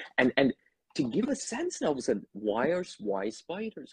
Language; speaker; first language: English; native; English